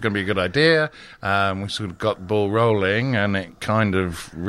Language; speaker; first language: English; native; English